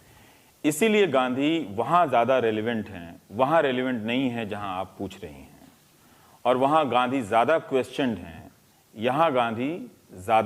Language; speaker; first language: Hindi; native; Hindi